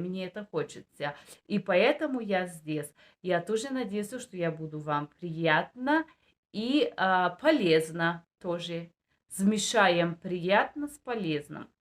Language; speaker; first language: Russian; non-native, learner; Bulgarian